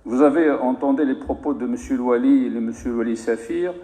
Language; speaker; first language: French; non-native, local second language; Arabic